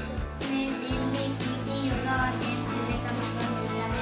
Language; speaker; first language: Hindi; non-native, local second language; Gujarati